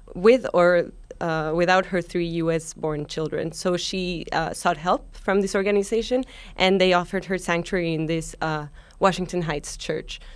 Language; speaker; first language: English; non-native, fluent; Spanish